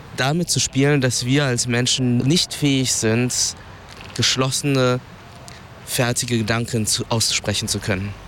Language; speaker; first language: German; early bilingual, other home language; Vietnamese